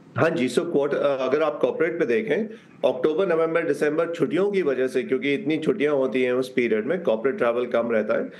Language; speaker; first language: Hindi; native; Hindi